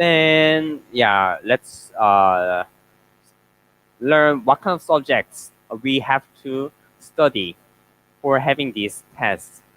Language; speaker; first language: English; non-native, learner; Korean